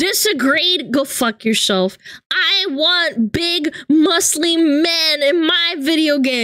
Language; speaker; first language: English; native; English